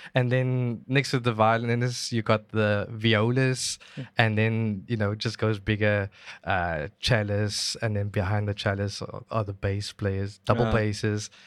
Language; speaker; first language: English; native; English